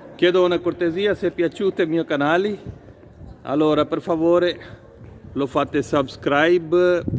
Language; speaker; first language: Italian; non-native, learner; Urdu